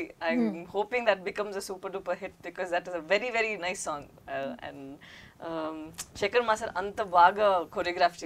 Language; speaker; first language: Telugu; non-native, local second language; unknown